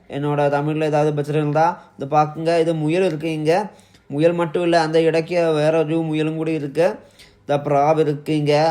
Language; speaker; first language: Tamil; non-native, local second language; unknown